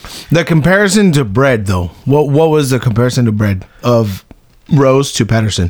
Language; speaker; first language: English; early bilingual, other home language; Spanish